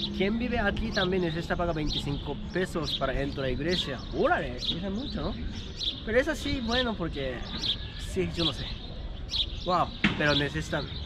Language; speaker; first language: Spanish; non-native, learner; Japanese